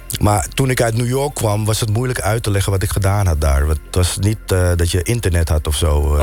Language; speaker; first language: Dutch; native; Dutch